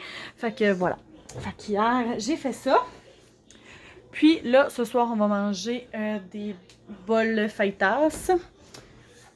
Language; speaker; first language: French; native; French